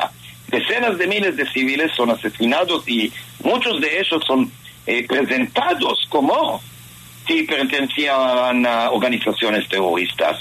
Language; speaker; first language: Spanish; non-native, fluent; Hebrew